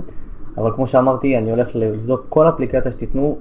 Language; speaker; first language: Hebrew; native; Hebrew